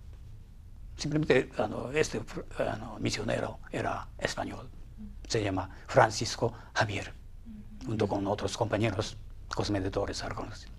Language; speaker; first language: Spanish; non-native, fluent; Japanese